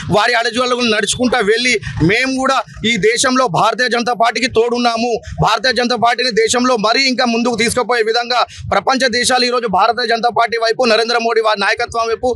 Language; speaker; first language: Telugu; non-native, local second language; Lambadi